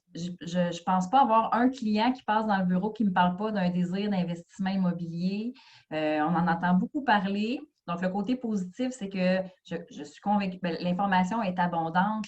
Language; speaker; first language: French; native; French